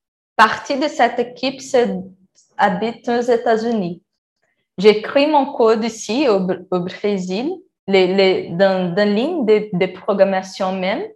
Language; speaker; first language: French; non-native, learner; Portuguese